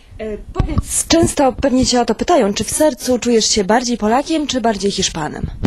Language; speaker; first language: Polish; native; Polish